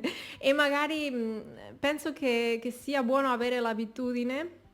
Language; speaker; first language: Italian; non-native, fluent; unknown